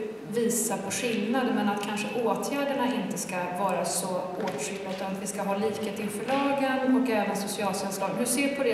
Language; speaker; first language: Swedish; native; Swedish